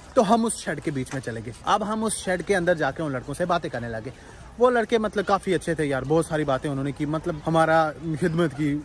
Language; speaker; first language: Hindi; native; Hindi